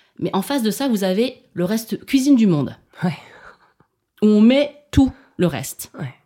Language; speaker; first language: French; early bilingual, other home language; Chinese